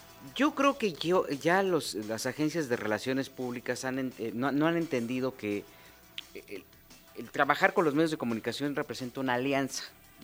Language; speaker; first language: Spanish; native; Spanish